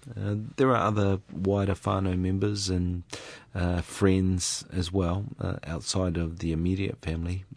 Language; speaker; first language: English; native; English